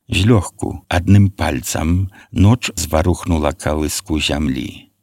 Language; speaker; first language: Belarusian; native; Belarusian